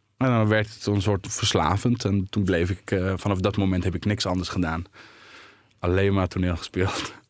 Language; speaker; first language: Dutch; early bilingual, other home language; Arabic